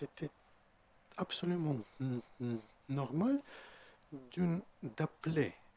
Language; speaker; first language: French; non-native, fluent; Russian